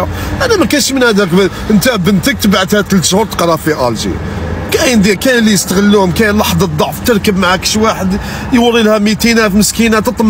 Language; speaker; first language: Arabic; native; Arabic